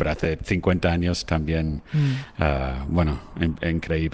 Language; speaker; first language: Spanish; non-native, fluent; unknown